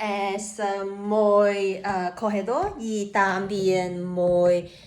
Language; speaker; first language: Spanish; non-native, learner; Cantonese